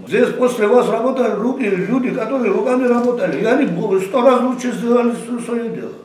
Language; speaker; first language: Russian; non-native, fluent; Georgian